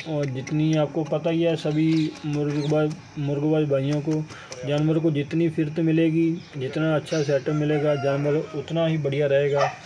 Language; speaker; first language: Hindi; non-native, local second language; Punjabi